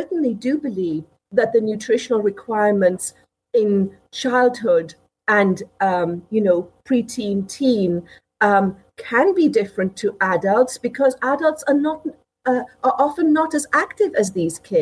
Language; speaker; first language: English; native; English